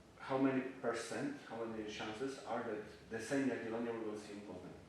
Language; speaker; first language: English; non-native, learner; Polish